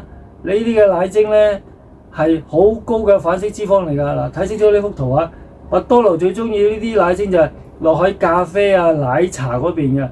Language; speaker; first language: Cantonese; native; Cantonese